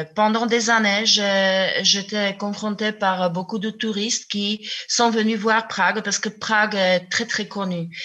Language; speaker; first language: French; non-native, fluent; Czech